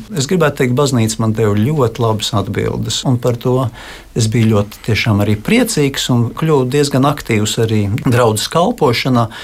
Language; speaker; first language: Latvian; native; Latvian